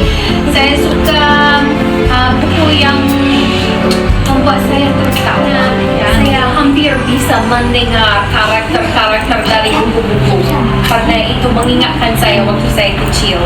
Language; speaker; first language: Indonesian; non-native, fluent; English